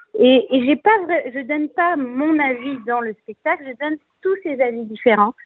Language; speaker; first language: French; native; French